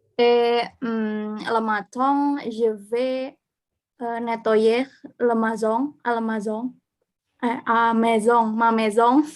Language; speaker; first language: French; non-native, learner; Indonesian